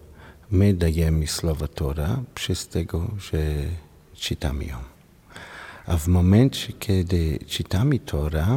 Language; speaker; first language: Polish; non-native, learner; Hebrew